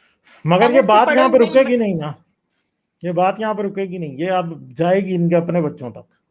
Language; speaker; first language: Urdu; native; Urdu